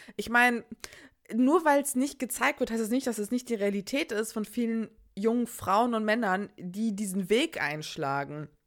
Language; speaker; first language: German; early bilingual, other home language; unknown